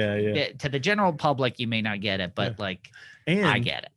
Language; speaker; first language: English; native; English